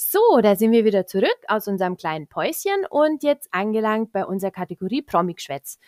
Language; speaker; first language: German; native; German